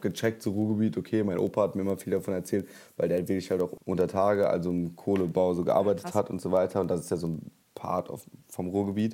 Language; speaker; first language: German; native; German